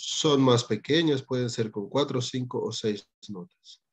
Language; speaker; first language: Spanish; non-native, learner; Greek